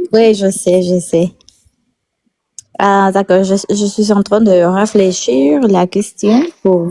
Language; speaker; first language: French; non-native, learner; Spanish